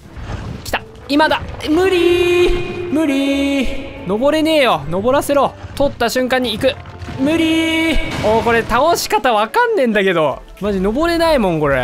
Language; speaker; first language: Japanese; native; Japanese